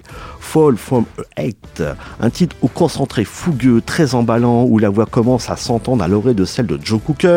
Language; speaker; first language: French; native; French